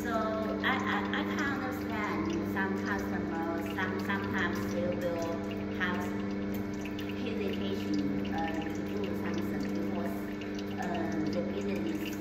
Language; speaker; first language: English; non-native, learner; Chinese